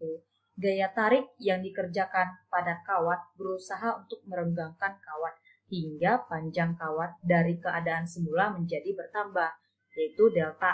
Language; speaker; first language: Indonesian; native; Indonesian